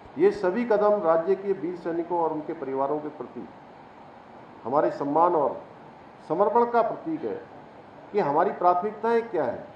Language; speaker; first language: Hindi; native; Hindi